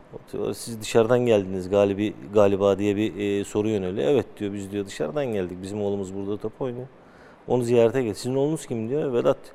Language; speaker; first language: Turkish; native; Turkish